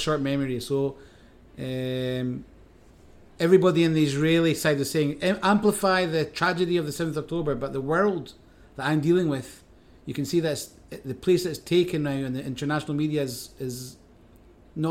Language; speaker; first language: English; native; English